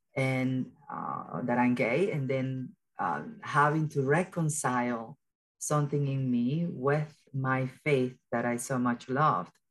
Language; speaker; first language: English; early bilingual, other home language; Spanish